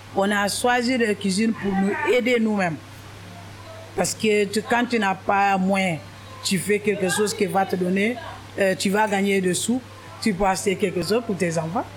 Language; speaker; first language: French; non-native, local second language; Wolof